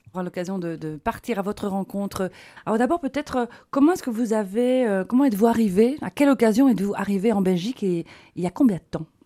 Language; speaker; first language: French; native; French